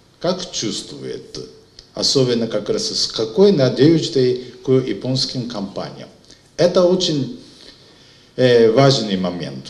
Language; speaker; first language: Russian; non-native, fluent; Japanese